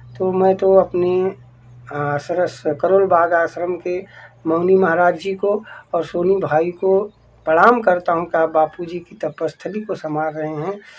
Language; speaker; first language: Hindi; native; Hindi